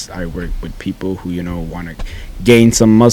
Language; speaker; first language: English; non-native, fluent; Spanish